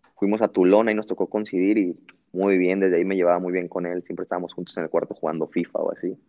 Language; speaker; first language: Spanish; native; Spanish